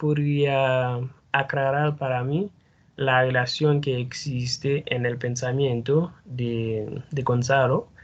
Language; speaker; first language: Spanish; non-native, fluent; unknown